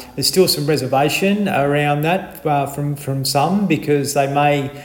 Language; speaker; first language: English; native; English